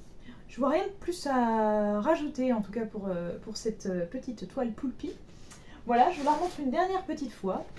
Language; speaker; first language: French; native; French